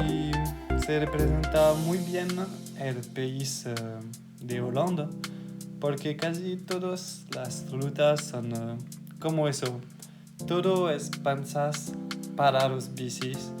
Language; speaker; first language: Spanish; non-native, learner; French